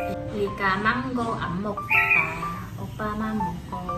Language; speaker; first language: Korean; non-native, learner; Vietnamese